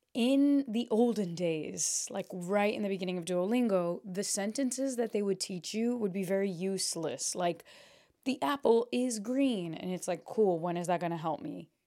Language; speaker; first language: English; early bilingual, other home language; Portuguese